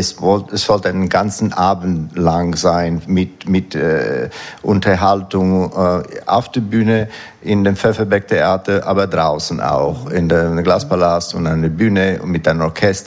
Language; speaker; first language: German; non-native, fluent; Italian